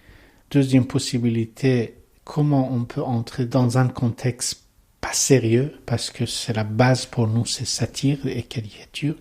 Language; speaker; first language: French; non-native, learner; Persian